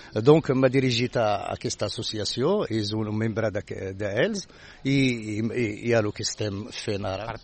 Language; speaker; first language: Catalan; non-native, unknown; Arabic